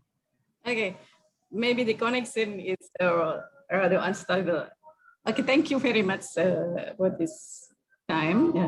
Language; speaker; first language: English; non-native, learner; Indonesian